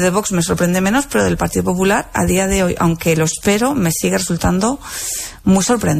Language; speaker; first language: Spanish; native; Spanish